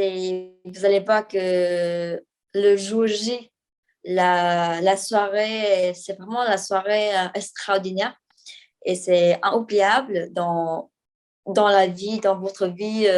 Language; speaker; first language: French; non-native, fluent; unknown